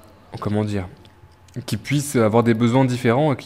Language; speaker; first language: French; native; French